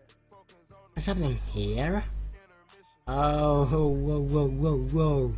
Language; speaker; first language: English; non-native, learner; Swedish